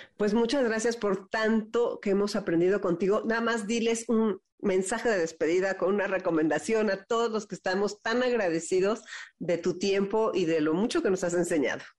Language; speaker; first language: Spanish; native; Spanish